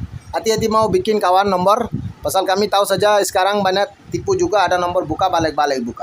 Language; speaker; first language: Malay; non-native, fluent; Bangla